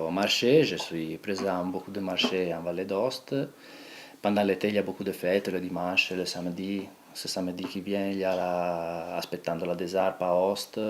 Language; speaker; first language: French; non-native, local second language; Italian